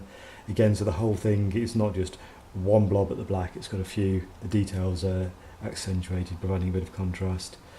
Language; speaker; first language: English; native; English